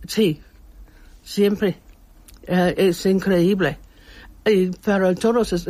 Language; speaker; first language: Spanish; non-native, learner; English